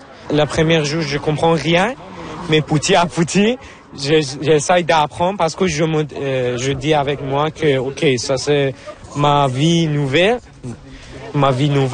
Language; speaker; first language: French; non-native, learner; Persian